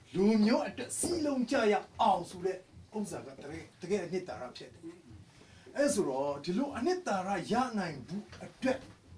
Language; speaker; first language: Burmese; non-native, local second language; Tedim Chin